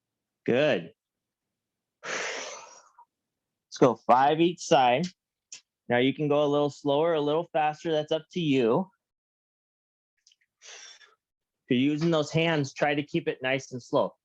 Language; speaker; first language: English; native; English